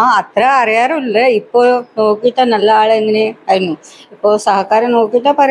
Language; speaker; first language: Malayalam; non-native, fluent; Marathi